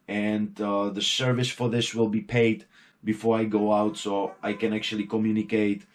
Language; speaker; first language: English; non-native, fluent; Czech